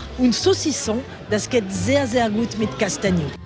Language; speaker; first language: German; non-native, learner; French